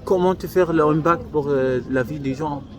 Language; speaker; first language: French; non-native, learner; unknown